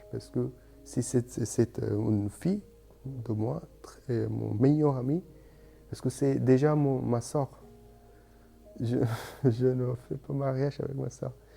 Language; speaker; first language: French; non-native, learner; Bangla